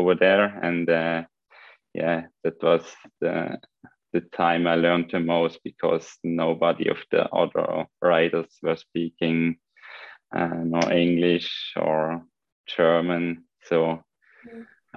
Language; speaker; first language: English; non-native, fluent; Swiss German